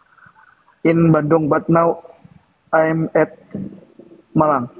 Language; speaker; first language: English; non-native, learner; Indonesian